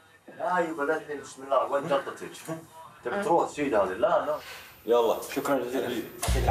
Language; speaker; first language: Arabic; native; Arabic